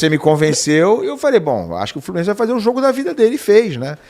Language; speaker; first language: Portuguese; native; Portuguese